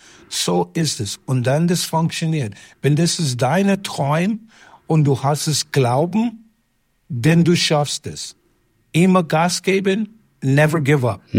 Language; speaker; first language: German; non-native, fluent; English